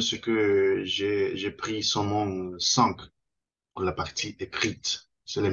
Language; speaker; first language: French; non-native, fluent; Spanish